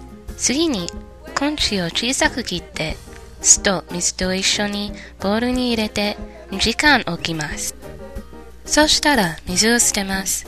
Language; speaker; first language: Japanese; non-native, learner; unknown